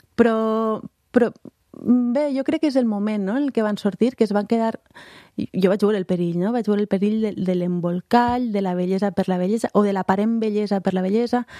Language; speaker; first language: Catalan; native; Catalan